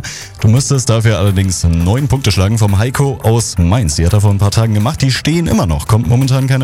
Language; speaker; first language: German; native; German